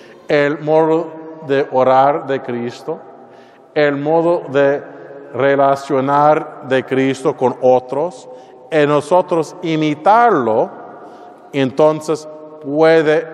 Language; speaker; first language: Spanish; non-native, learner; English